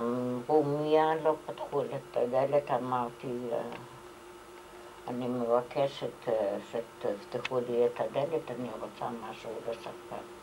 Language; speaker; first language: Hebrew; non-native, fluent; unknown